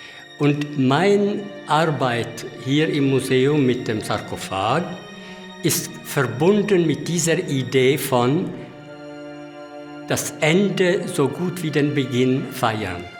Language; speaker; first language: German; non-native, local second language; French